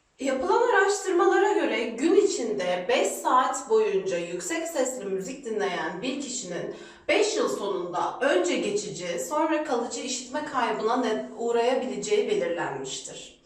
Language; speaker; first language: Turkish; native; Turkish